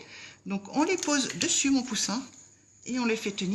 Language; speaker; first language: French; native; French